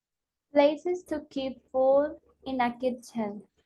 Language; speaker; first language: English; non-native, learner; Spanish